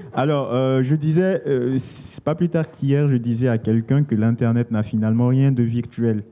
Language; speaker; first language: French; non-native, local second language; Sango